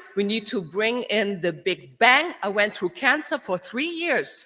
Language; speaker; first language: English; non-native, fluent; German